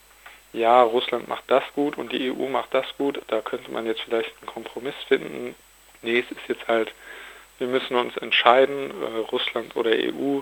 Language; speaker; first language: German; native; German